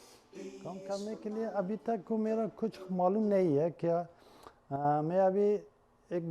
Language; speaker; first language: Hindi; non-native, learner; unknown